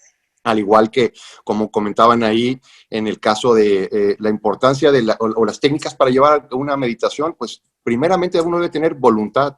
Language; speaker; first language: Spanish; native; Spanish